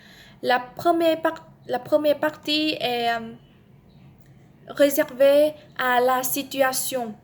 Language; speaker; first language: French; non-native, learner; Vietnamese